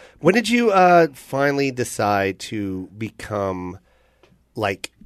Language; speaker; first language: English; native; English